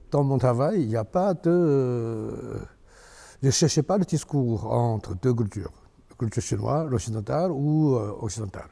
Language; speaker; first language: French; non-native, fluent; Chinese